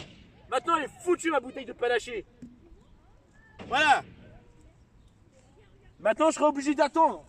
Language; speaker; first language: French; native; French